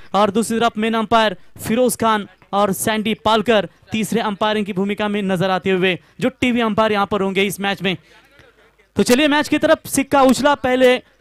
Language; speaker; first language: Hindi; non-native, local second language; Marathi